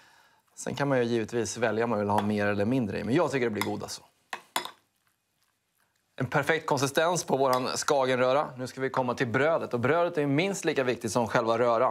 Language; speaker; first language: Swedish; native; Swedish